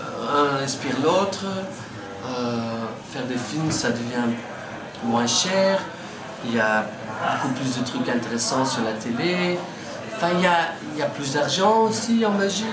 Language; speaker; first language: French; non-native, fluent; Dutch